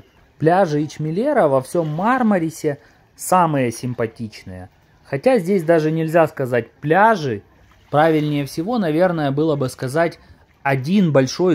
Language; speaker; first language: Russian; native; Russian